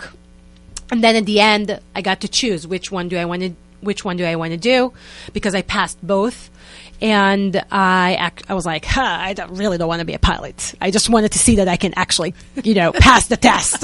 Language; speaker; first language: English; non-native, fluent; Hebrew